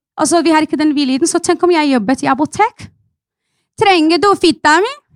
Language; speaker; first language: Norwegian; non-native, fluent; Arabic